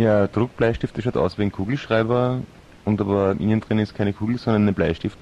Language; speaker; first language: German; native; German